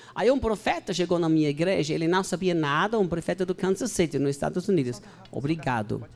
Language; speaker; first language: Portuguese; non-native, learner; German